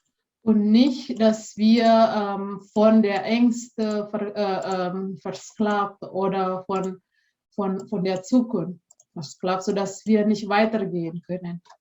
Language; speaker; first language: German; non-native, fluent; Indonesian